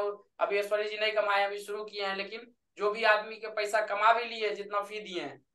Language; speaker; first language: Hindi; native; Hindi